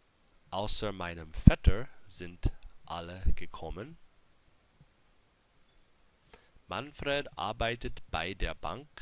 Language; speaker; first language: German; non-native, fluent; English